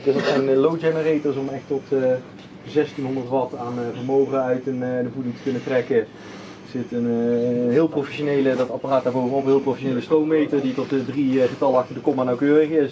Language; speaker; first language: Dutch; native; Dutch